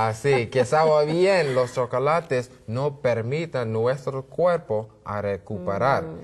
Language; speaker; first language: Spanish; non-native, learner; English